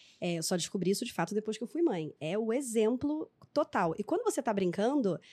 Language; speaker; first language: Portuguese; native; Portuguese